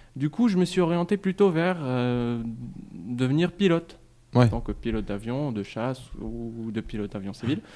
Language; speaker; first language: French; non-native, local second language; Arabic